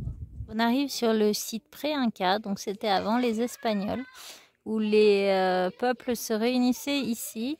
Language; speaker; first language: French; native; French